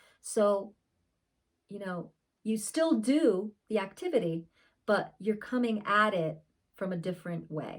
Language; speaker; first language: English; native; English